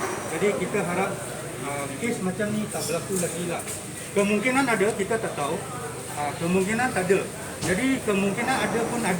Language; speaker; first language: Malay; native; Malay